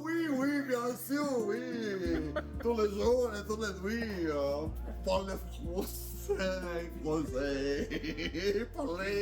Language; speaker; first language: French; non-native, learner; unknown